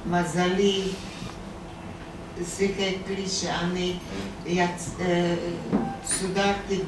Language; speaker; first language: Hebrew; non-native, fluent; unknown